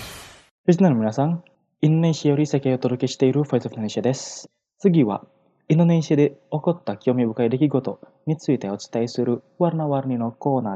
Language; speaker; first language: Japanese; non-native, fluent; Indonesian